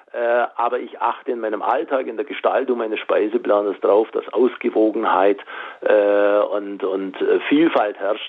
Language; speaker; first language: German; native; German